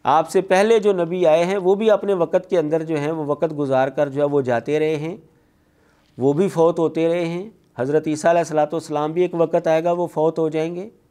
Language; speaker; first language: Urdu; non-native, local second language; Punjabi